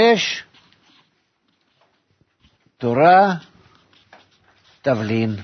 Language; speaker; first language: Hebrew; non-native, fluent; Russian